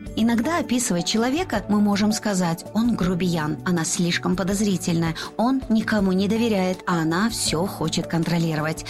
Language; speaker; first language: Russian; non-native, local second language; Tajik